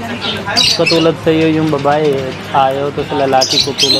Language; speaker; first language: Filipino; non-native, learner; Punjabi